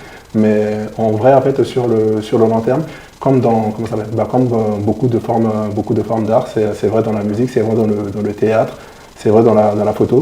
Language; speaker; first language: French; native; French